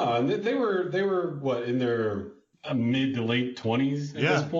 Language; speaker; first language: English; native; English